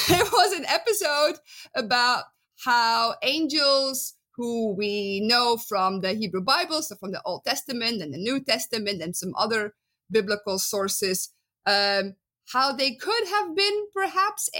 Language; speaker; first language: English; non-native, fluent; Dutch